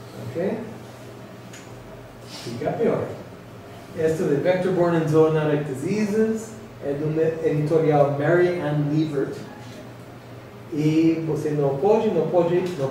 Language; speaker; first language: Portuguese; non-native, fluent; English